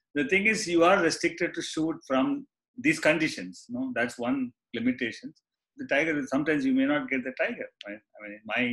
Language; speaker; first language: English; non-native, local second language; Tamil